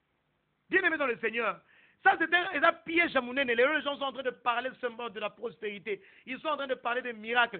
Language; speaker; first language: French; non-native, local second language; Lingala